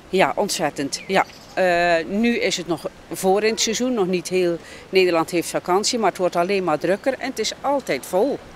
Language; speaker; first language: Dutch; native; Dutch